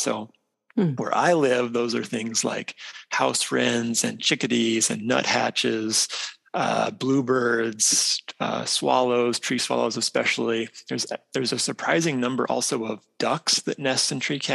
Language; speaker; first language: English; native; English